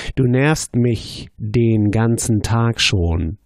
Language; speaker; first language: German; native; German